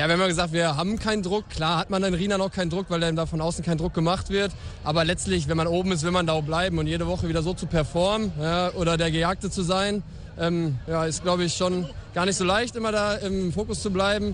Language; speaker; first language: German; native; German